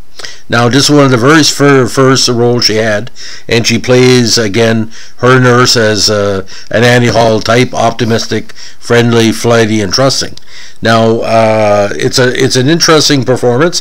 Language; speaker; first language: English; native; English